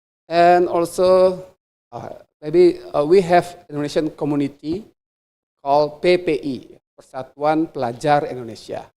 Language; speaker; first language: English; non-native, fluent; Indonesian